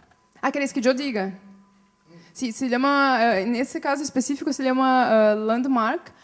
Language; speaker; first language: Spanish; non-native, fluent; Portuguese